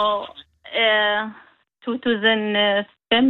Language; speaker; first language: Danish; non-native, learner; Kurdish